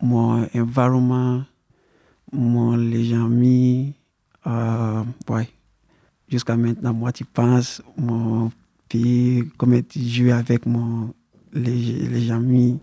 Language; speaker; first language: French; non-native, learner; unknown